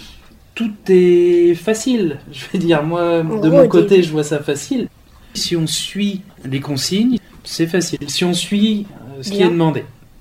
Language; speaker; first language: French; native; French